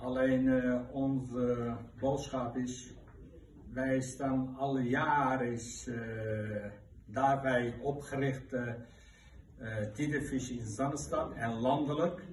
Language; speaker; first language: Dutch; non-native, local second language; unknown